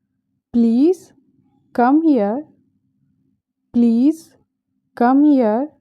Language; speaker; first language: English; non-native, fluent; Hindi